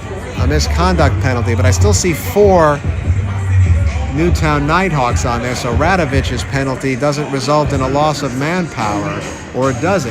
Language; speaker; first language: English; native; English